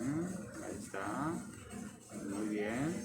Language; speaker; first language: Spanish; native; Spanish